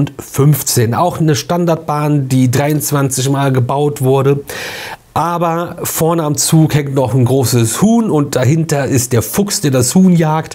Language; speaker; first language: German; native; German